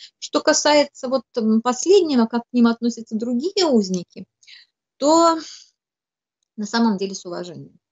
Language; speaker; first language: Russian; native; Russian